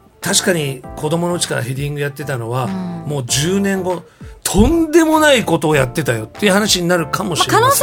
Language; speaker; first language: Japanese; native; Japanese